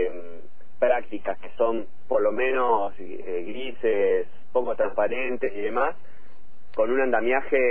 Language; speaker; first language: Spanish; native; Spanish